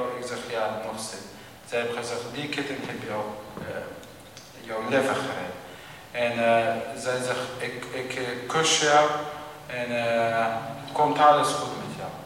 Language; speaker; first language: Dutch; non-native, fluent; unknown